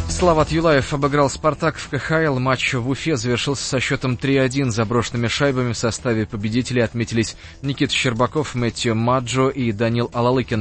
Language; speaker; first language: Russian; native; Russian